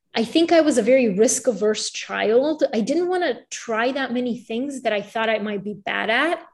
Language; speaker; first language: English; early bilingual, other home language; Bulgarian